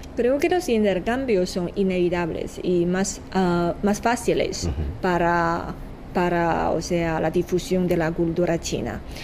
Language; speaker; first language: Spanish; non-native, fluent; Chinese